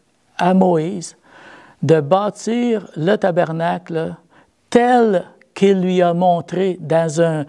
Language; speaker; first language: French; native; French